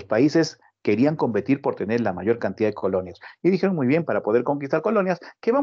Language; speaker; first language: Spanish; native; Spanish